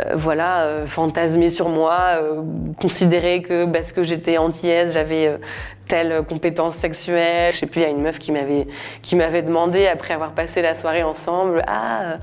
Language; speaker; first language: French; native; French